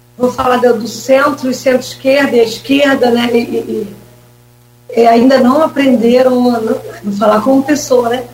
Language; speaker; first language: Portuguese; native; Portuguese